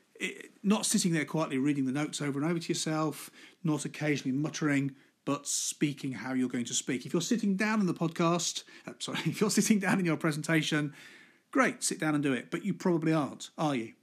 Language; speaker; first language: English; native; English